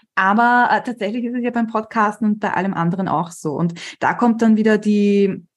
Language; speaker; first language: German; native; German